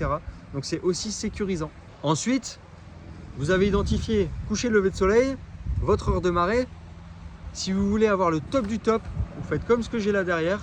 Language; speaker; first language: French; native; French